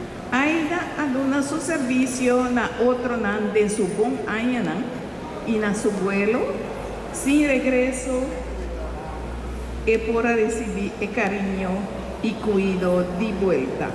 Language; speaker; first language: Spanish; non-native, local second language; Papiamento